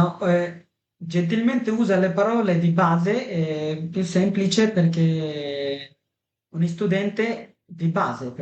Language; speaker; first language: Italian; non-native, fluent; Bangla